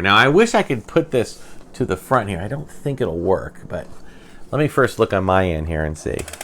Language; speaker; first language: English; native; English